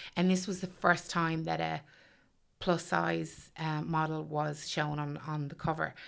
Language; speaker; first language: English; native; English